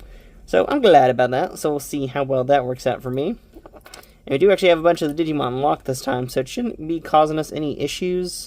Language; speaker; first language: English; native; English